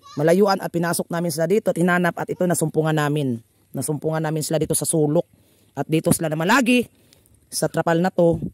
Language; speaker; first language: Filipino; non-native, local second language; Cebuano